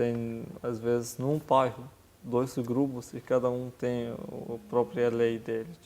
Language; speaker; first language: Portuguese; non-native, fluent; Arabic